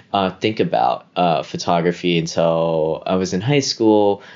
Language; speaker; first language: English; native; English